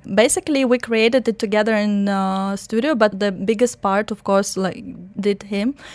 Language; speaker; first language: English; non-native, fluent; Russian